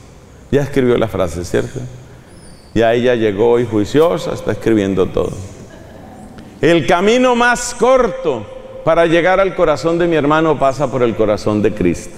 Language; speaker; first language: Spanish; native; Spanish